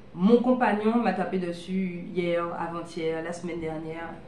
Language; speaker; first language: French; native; French